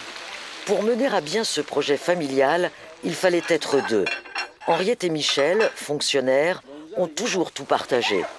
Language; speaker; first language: French; native; French